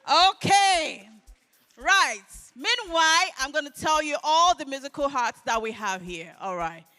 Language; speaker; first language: English; non-native, local second language; Igbo